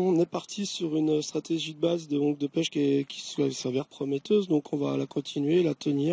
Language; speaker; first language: French; native; French